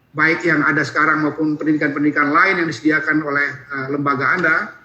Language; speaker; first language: Indonesian; native; Indonesian